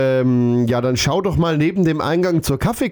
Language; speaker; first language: German; native; German